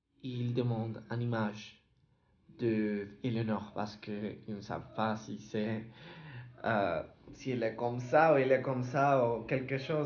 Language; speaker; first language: French; non-native, learner; Spanish